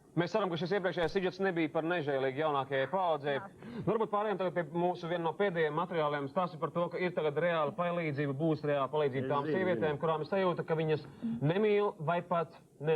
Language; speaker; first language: Latvian; native; Latvian